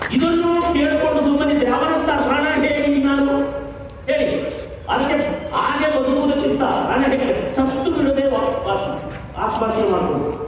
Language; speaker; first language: Kannada; non-native, local second language; Kodava